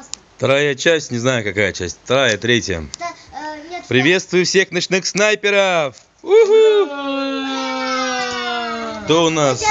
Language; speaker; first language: Russian; native; Russian